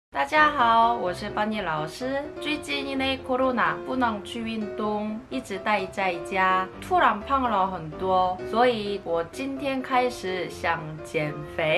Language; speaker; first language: Chinese; non-native, fluent; Korean